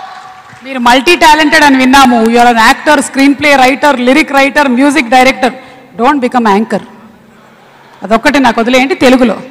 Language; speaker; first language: Telugu; native; Telugu